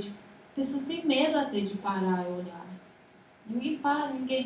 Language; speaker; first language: Portuguese; non-native, fluent; English